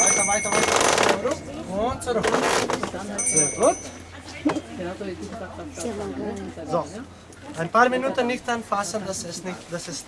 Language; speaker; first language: German; non-native, learner; Slovenian